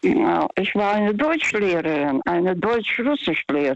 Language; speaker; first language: German; non-native, fluent; Russian